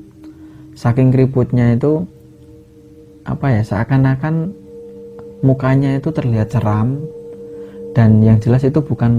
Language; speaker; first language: Indonesian; native; Indonesian